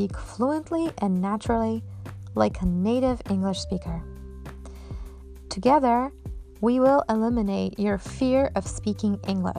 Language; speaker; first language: English; non-native, fluent; Polish